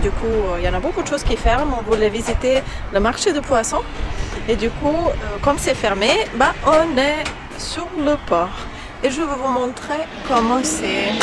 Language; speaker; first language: French; non-native, learner; Croatian